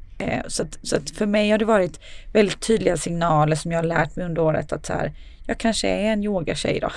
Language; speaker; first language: Swedish; early bilingual, other home language; Serbian